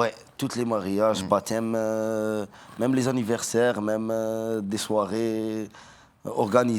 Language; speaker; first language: French; non-native, learner; Arabic